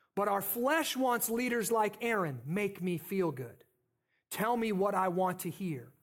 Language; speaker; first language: English; native; English